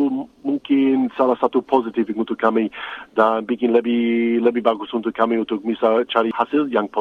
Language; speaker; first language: Indonesian; non-native, fluent; English